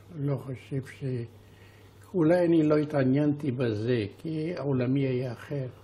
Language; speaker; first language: Hebrew; non-native, fluent; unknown